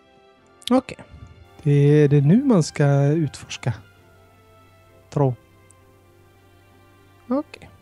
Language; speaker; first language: Swedish; native; Swedish